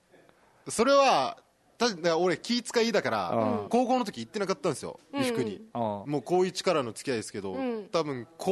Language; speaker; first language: Japanese; native; Japanese